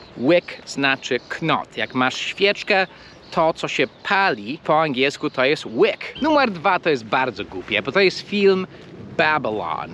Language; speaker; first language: Polish; non-native, fluent; English